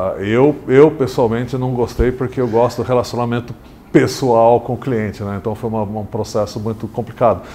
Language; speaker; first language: Portuguese; early bilingual, other home language; English